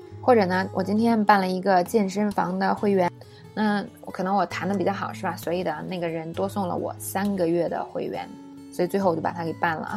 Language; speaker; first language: Chinese; native; Chinese